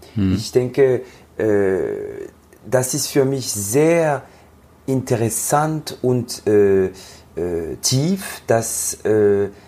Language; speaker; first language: German; non-native, learner; French